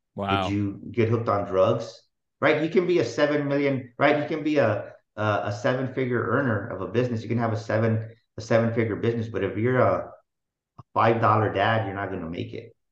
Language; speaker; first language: English; native; English